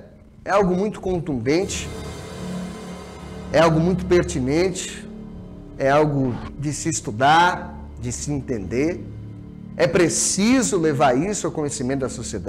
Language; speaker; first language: Portuguese; native; Portuguese